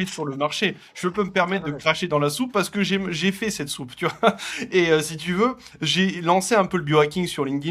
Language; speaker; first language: French; native; French